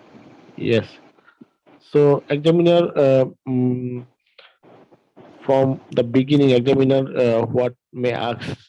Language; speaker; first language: English; non-native, learner; Bangla